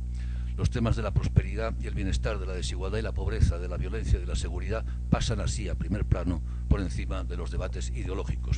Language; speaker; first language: Spanish; native; Spanish